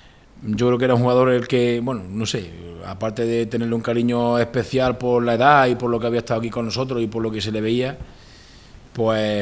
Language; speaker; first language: Spanish; native; Spanish